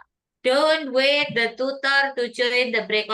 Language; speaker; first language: English; non-native, fluent; Indonesian